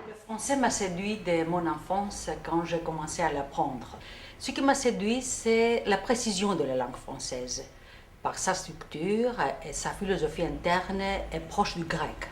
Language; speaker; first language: French; non-native, fluent; Greek